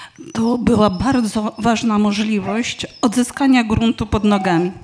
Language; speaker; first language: Ukrainian; non-native, fluent; Polish